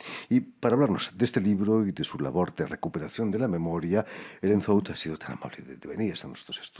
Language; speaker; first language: Spanish; native; Spanish